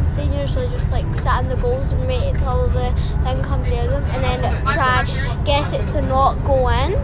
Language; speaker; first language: English; native; English